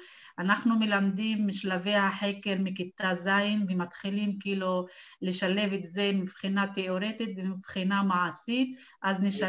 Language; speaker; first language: Hebrew; non-native, local second language; Arabic